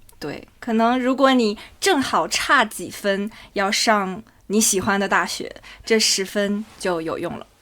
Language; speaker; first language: Chinese; native; Chinese